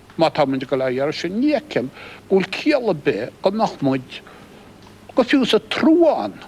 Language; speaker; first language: Irish; native; Irish